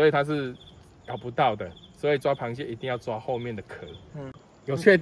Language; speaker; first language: Chinese; native; Chinese